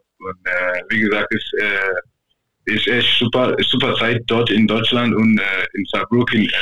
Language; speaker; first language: German; non-native, fluent; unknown